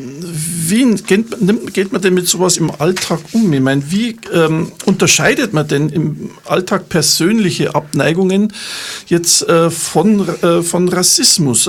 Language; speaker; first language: German; native; German